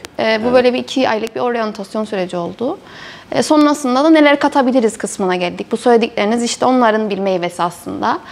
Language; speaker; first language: Turkish; native; Turkish